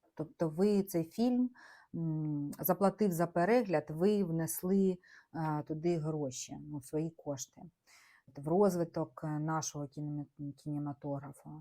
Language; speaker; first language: Ukrainian; native; Ukrainian